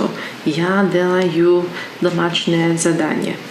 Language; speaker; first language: Russian; non-native, learner; English